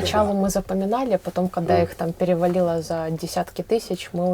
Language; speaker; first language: Russian; native; Russian